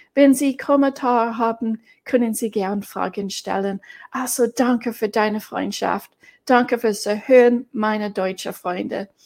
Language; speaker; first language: German; non-native, learner; English